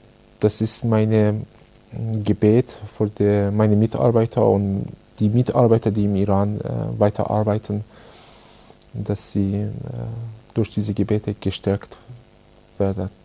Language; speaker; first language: German; non-native, learner; Persian